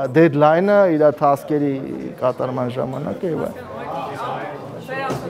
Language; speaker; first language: Armenian; native; Armenian